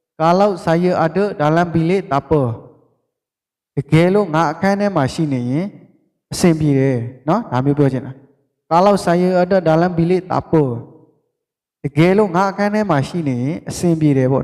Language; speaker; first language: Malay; non-native, fluent; Burmese